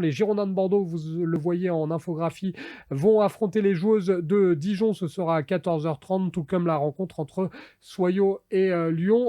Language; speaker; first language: French; native; French